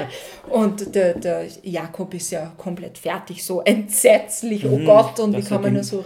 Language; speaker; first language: German; native; German